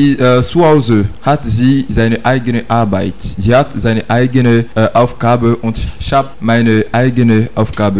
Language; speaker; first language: German; non-native, learner; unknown